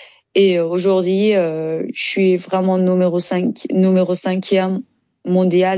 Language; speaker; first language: French; non-native, learner; Persian